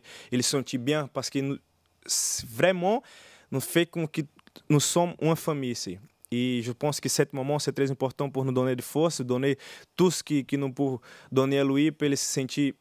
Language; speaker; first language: French; non-native, learner; Portuguese